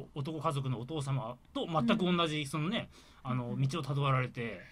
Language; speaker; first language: Japanese; native; Japanese